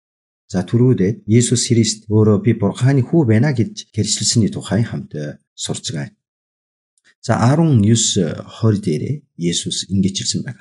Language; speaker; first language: Mongolian; non-native, fluent; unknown